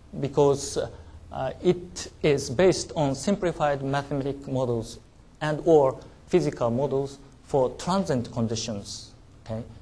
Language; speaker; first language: English; non-native, learner; Japanese